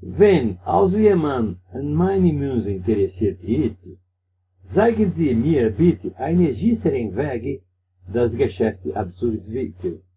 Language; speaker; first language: German; non-native, learner; Portuguese